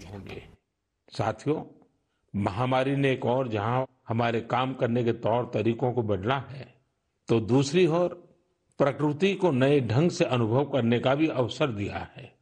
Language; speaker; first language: Hindi; non-native, local second language; Gujarati